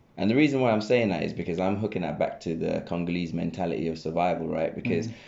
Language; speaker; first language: English; native; English